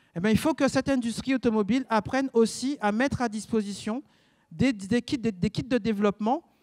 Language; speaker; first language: French; native; French